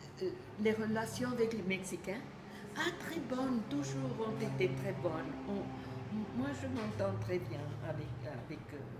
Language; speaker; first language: French; non-native, fluent; Spanish